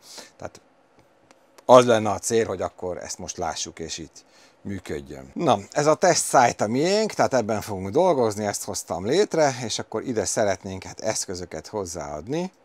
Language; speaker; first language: Hungarian; native; Hungarian